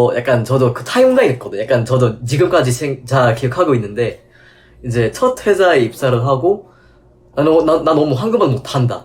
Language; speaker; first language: Korean; non-native, fluent; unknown